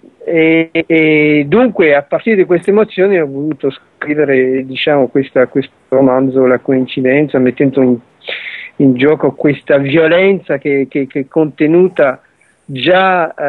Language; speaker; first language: Italian; early bilingual, heritage; Italian